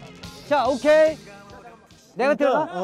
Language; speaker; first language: Korean; native; Korean